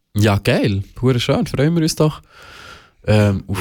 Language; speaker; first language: German; native; German